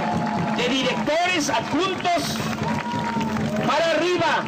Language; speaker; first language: Spanish; native; Spanish